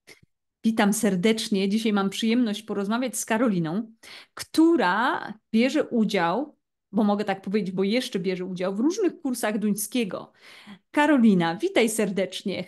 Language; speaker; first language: Polish; native; Polish